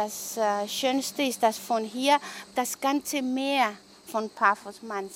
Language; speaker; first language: German; non-native, fluent; Greek